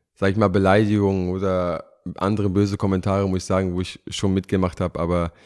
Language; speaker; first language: German; native; German